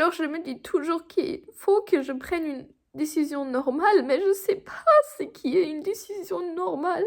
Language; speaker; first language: French; non-native, fluent; German